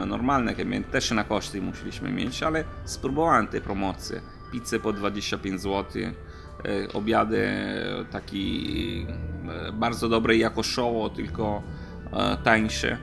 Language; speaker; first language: Polish; non-native, learner; Italian